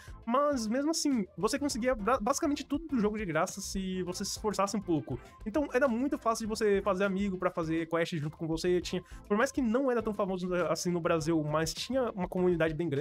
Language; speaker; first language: Portuguese; native; Portuguese